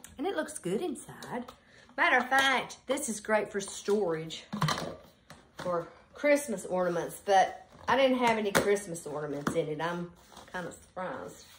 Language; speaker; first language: English; native; English